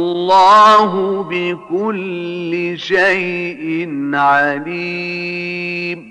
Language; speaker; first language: Arabic; native; Arabic